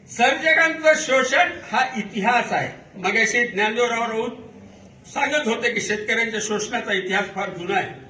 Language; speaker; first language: Marathi; non-native, local second language; Urdu